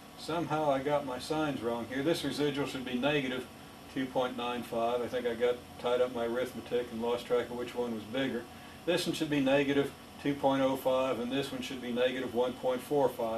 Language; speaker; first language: English; native; English